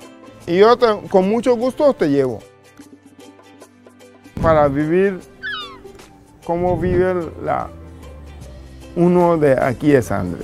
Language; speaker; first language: Spanish; non-native, local second language; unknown